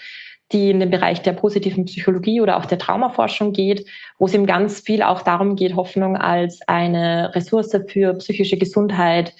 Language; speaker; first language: German; native; German